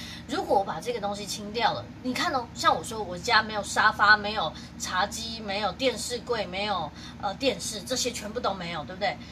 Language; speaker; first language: Chinese; native; Chinese